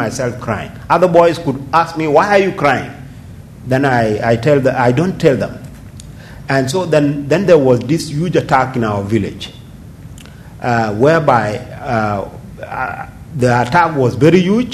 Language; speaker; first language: English; non-native, fluent; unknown